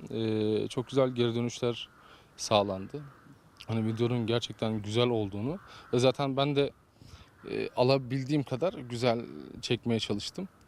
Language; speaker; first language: Turkish; native; Turkish